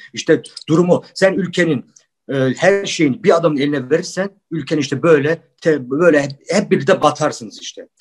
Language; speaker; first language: Turkish; early bilingual, heritage; Turkish